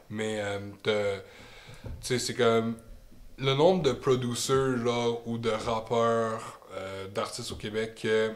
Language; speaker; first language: French; native; French